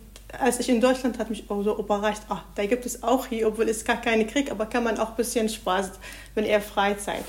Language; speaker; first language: German; non-native, learner; Arabic